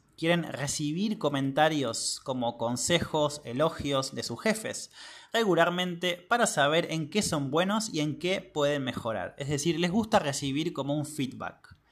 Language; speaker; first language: Spanish; native; Spanish